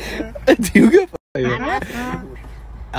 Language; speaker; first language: Arabic; native; Arabic